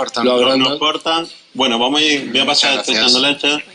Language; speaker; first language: Spanish; native; Spanish